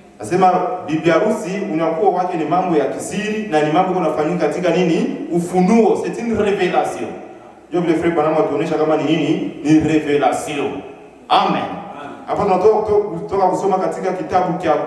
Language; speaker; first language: Swahili; native; Swahili